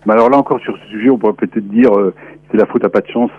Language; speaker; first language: French; native; French